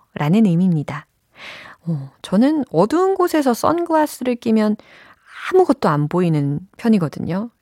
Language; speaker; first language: Korean; native; Korean